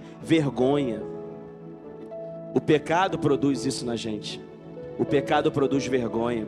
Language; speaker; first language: Portuguese; native; Portuguese